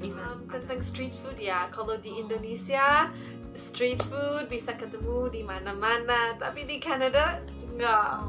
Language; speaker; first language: Indonesian; non-native, fluent; English